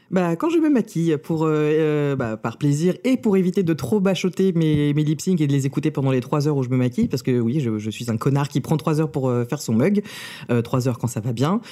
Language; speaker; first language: French; early bilingual, other home language; Russian